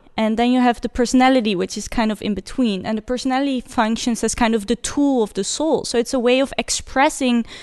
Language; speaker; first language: English; non-native, fluent; Dutch